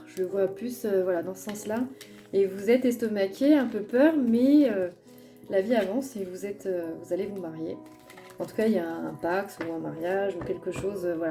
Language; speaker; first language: French; native; French